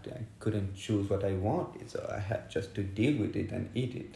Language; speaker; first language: English; non-native, fluent; French